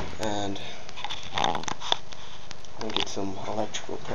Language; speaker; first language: English; native; English